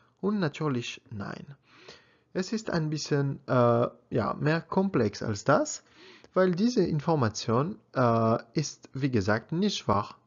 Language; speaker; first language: German; non-native, learner; French